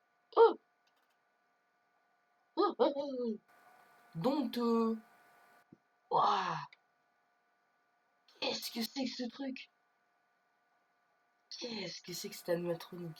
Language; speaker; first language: French; native; French